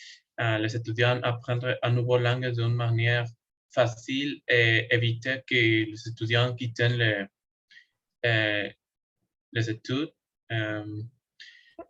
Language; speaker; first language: French; non-native, learner; Spanish